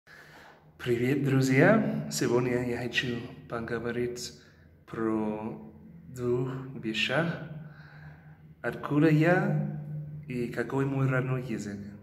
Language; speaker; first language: Russian; non-native, fluent; English